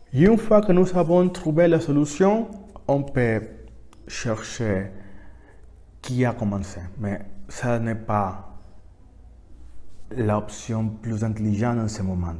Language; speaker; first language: French; non-native, learner; Spanish